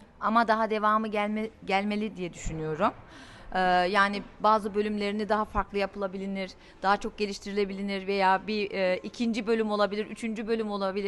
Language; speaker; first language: Turkish; early bilingual, heritage; Turkish